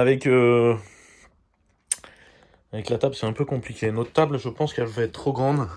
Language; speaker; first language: French; native; French